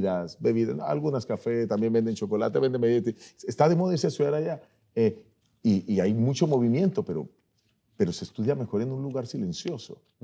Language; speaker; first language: Spanish; native; Spanish